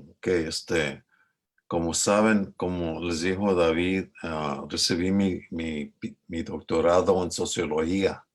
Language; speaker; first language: Spanish; early bilingual, other home language; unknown